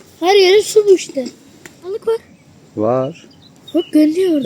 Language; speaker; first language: Turkish; early bilingual, heritage; Turkish